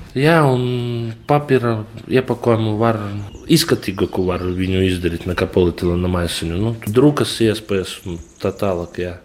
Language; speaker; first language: Latvian; non-native, local second language; Russian